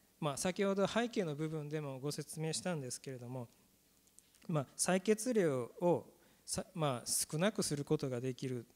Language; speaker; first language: Japanese; native; Japanese